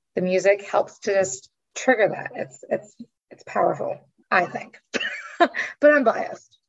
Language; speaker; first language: English; native; English